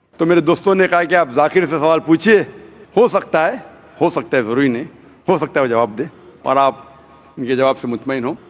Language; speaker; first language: Hindi; non-native, local second language; Konkani